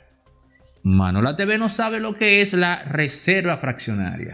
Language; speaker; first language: Spanish; native; Spanish